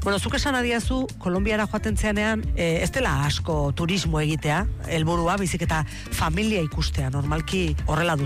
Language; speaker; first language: Basque; native; Basque